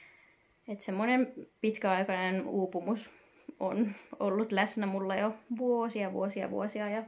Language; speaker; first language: Finnish; native; Finnish